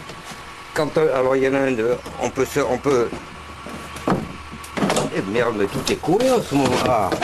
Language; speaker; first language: French; native; French